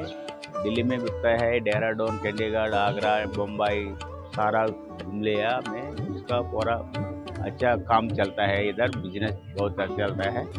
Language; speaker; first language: Hindi; non-native, local second language; Telugu